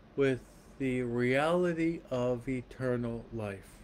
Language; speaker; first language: English; native; English